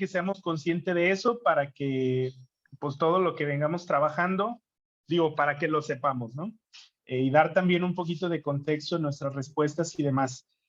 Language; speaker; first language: Spanish; native; Spanish